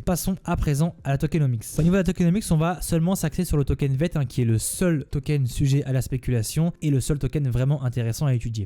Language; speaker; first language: French; native; French